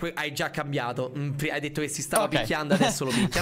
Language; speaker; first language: Italian; native; Italian